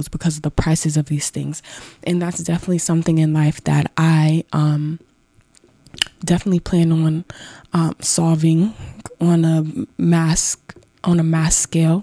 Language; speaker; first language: English; native; English